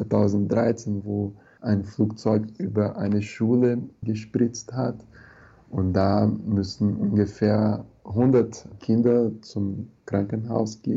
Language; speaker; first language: German; non-native, fluent; Portuguese